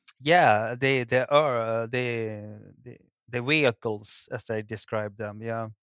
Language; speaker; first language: English; non-native, fluent; Swedish